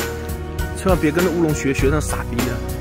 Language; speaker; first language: Chinese; native; Chinese